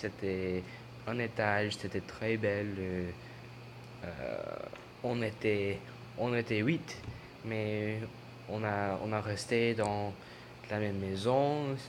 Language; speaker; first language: French; non-native, learner; English